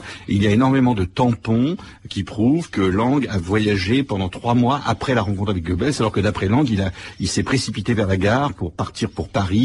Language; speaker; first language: French; native; French